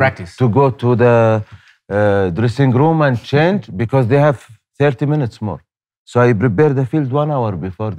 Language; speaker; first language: English; non-native, learner; Arabic